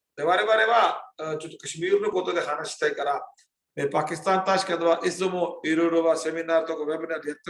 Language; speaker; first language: Japanese; non-native, learner; Urdu